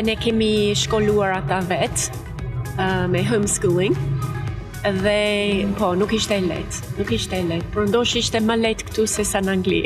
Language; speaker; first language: Albanian; non-native, learner; English